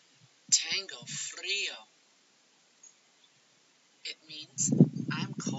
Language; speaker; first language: Spanish; non-native, fluent; English